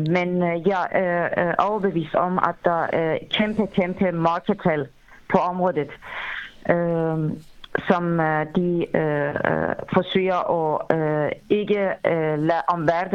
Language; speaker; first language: Danish; non-native, fluent; Persian